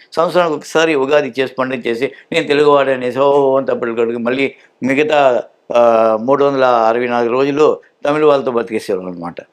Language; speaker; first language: Telugu; early bilingual, heritage; Telugu